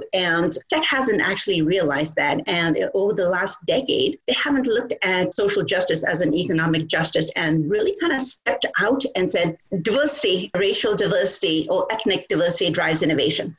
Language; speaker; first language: English; non-native, local second language; Bangla